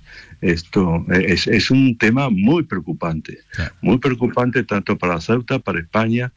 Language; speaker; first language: Spanish; native; Spanish